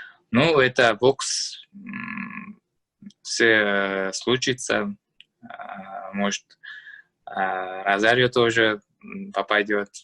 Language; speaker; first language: Russian; non-native, learner; Uzbek